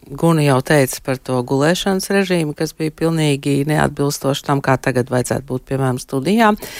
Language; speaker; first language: Latvian; native; Latvian